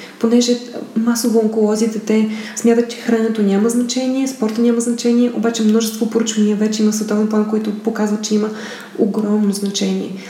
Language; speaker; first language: Bulgarian; native; Bulgarian